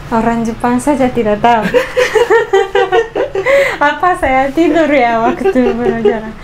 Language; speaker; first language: Indonesian; non-native, learner; Japanese